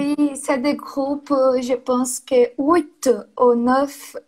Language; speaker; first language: French; non-native, learner; Portuguese